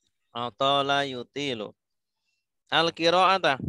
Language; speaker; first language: Arabic; non-native, fluent; Indonesian